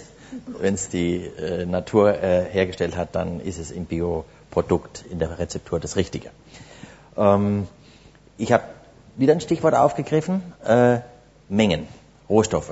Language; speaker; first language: German; native; German